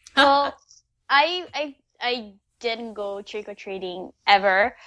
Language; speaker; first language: English; non-native, fluent; Portuguese